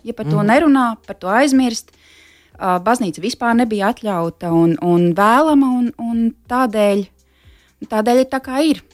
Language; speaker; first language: Latvian; native; Latvian